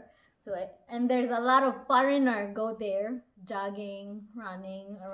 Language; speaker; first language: English; non-native, local second language; Cebuano